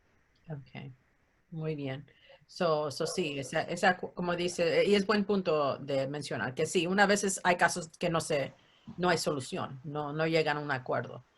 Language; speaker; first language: Spanish; early bilingual, heritage; Spanish